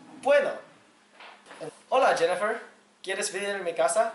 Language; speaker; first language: Spanish; non-native, learner; English